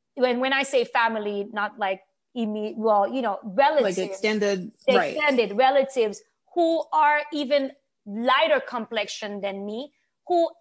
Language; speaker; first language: English; non-native, fluent; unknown